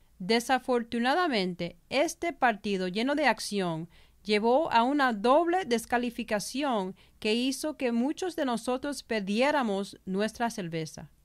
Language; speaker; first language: Spanish; early bilingual, heritage; Spanish